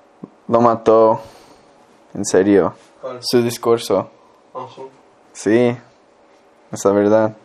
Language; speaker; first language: Spanish; non-native, learner; English